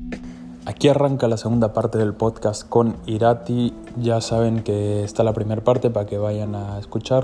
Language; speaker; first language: Spanish; native; Spanish